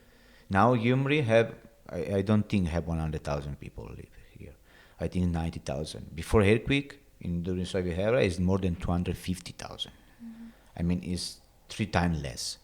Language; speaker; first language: English; non-native, learner; Italian